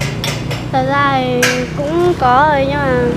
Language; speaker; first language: Vietnamese; non-native, local second language; Hmong